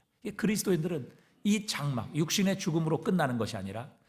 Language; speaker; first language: Korean; native; Korean